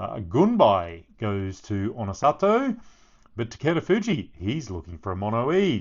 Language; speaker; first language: English; native; English